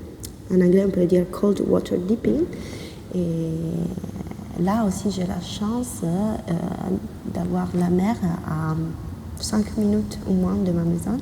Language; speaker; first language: French; non-native, fluent; Italian